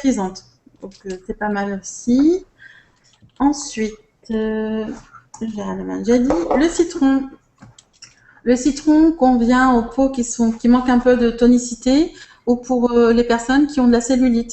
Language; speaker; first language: French; native; French